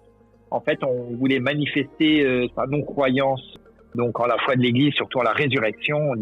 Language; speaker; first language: French; native; French